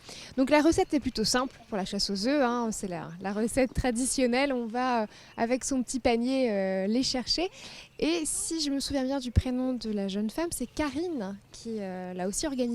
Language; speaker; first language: French; native; French